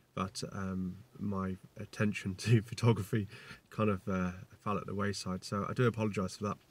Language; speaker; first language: English; native; English